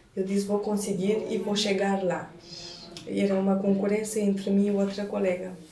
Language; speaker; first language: Portuguese; non-native, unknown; Romanian